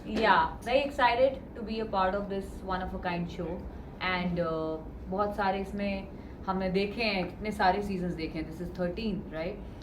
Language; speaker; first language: Hindi; native; Hindi